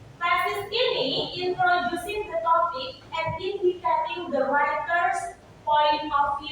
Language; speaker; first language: English; non-native, learner; Indonesian